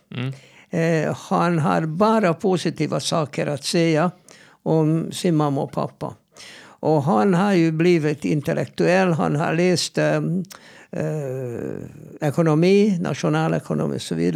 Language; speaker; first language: Swedish; non-native, fluent; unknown